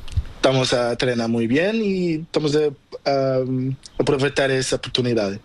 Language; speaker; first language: Spanish; non-native, learner; Portuguese